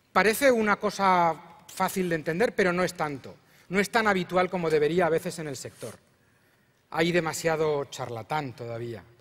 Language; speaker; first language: Spanish; native; Spanish